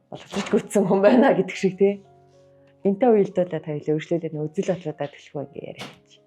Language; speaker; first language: Mongolian; native; Mongolian